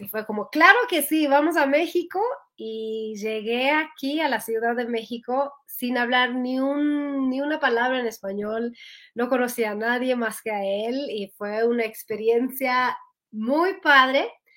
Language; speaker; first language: Spanish; non-native, fluent; Swedish